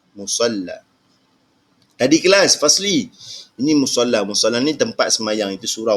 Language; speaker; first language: Malay; native; Malay